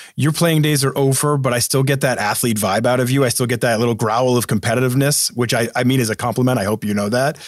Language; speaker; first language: English; native; English